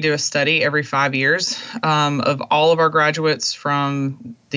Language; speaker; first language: English; native; English